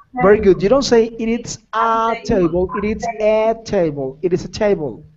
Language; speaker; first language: English; non-native, fluent; Spanish